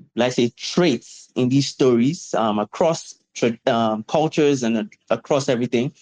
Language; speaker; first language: English; non-native, local second language; Yoruba